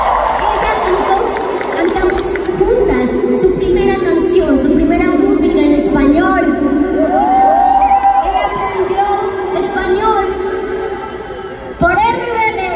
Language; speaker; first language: Spanish; non-native, fluent; Portuguese